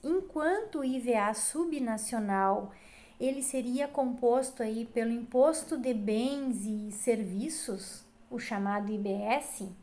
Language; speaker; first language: Portuguese; native; Portuguese